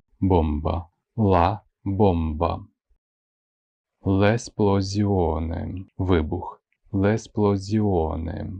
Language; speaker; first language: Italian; non-native, fluent; Ukrainian